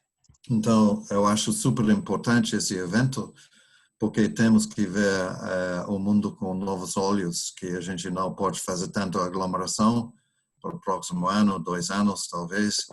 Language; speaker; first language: Portuguese; non-native, fluent; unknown